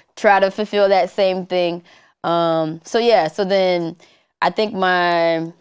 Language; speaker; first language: English; native; English